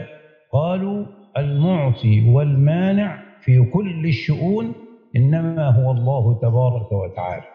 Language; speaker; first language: Arabic; native; Arabic